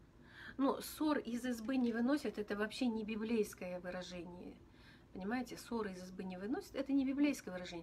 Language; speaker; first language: Russian; native; Russian